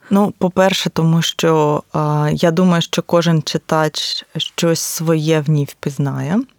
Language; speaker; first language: Ukrainian; native; Ukrainian